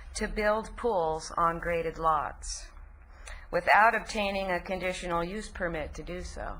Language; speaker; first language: English; native; English